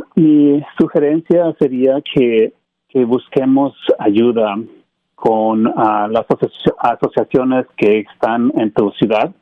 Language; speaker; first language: Spanish; native; Spanish